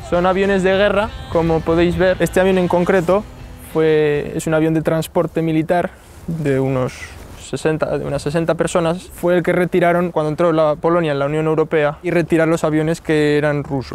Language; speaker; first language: Spanish; native; Spanish